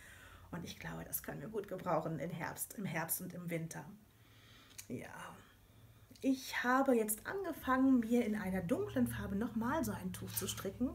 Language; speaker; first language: German; native; German